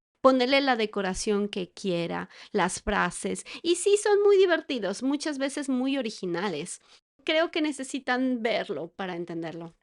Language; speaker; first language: Spanish; native; Spanish